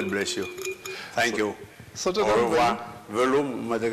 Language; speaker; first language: English; non-native, learner; Malagasy